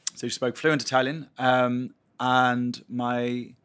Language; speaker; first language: English; native; English